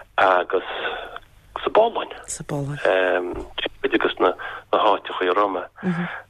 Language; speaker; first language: Irish; non-native, local second language; English